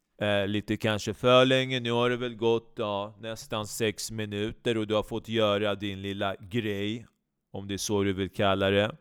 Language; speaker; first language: Swedish; native; Swedish